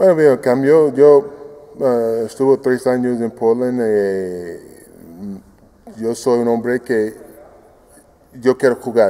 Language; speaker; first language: Spanish; non-native, fluent; English